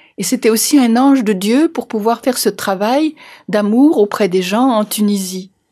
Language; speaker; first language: French; native; French